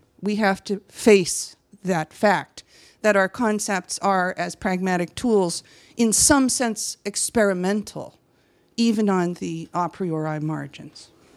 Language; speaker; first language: English; native; English